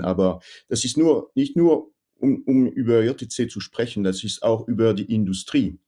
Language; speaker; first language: German; non-native, fluent; French